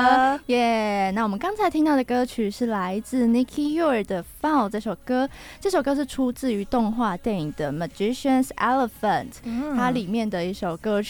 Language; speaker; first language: Chinese; native; Chinese